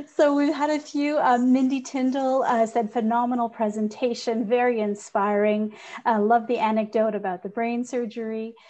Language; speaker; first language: English; native; English